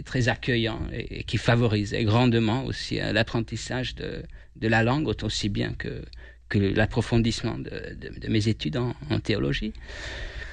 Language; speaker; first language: French; non-native, fluent; Hungarian